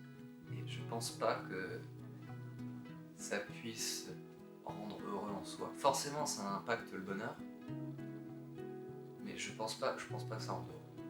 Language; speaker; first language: French; native; French